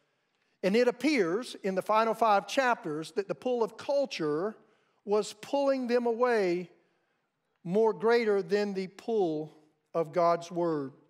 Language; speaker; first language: English; native; English